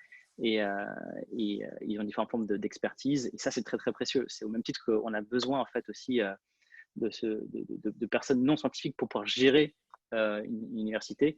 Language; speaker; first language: French; native; French